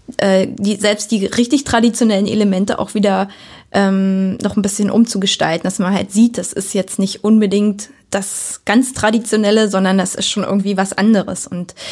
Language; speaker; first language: German; native; German